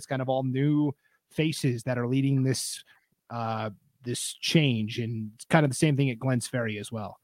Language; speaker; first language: English; native; English